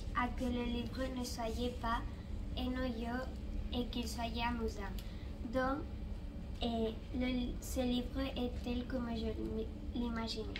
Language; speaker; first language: French; non-native, learner; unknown